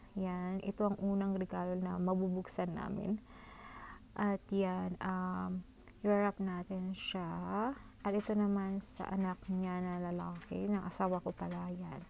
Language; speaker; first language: Filipino; non-native, local second language; Cebuano